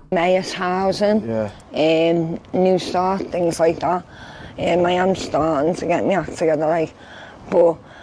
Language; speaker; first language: English; native; English